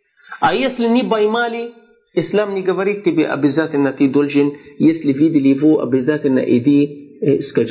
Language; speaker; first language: Russian; non-native, fluent; Arabic